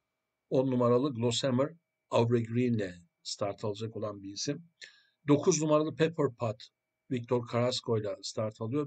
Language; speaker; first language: Turkish; native; Turkish